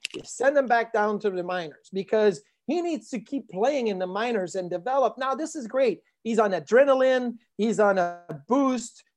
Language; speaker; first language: English; native; English